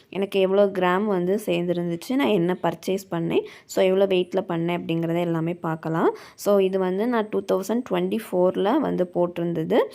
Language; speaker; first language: Tamil; native; Tamil